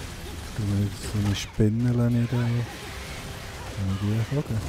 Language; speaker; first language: German; native; German